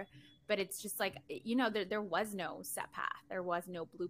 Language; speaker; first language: English; early bilingual, other home language; Spanish